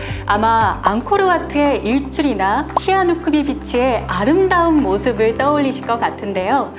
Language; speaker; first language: Korean; native; Korean